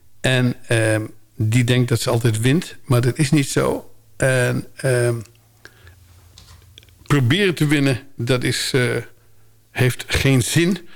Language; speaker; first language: Dutch; native; Dutch